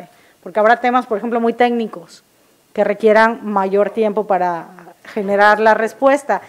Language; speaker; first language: Spanish; native; Spanish